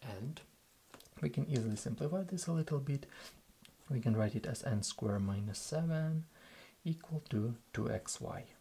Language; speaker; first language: English; non-native, fluent; Russian